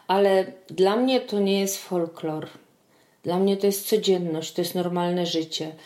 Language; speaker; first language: Polish; native; Polish